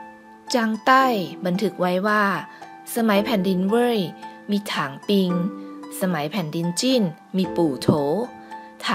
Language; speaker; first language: Thai; native; Thai